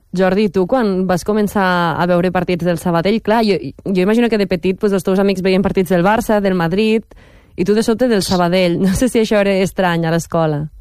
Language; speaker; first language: Catalan; native; Catalan